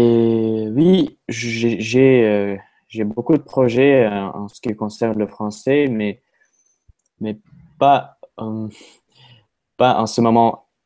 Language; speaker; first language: French; non-native, fluent; Russian